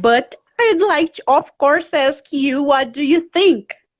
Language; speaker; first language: English; non-native, fluent; Portuguese